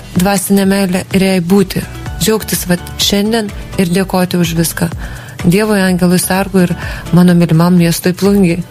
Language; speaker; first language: Lithuanian; native; Lithuanian